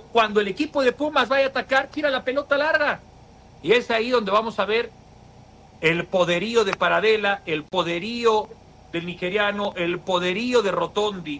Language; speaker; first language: Spanish; native; Spanish